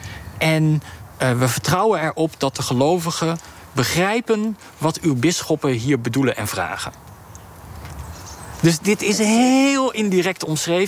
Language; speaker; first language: Dutch; native; Dutch